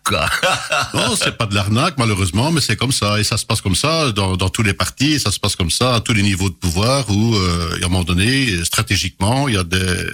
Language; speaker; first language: French; native; French